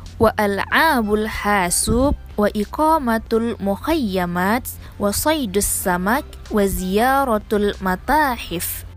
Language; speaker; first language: Arabic; non-native, learner; Indonesian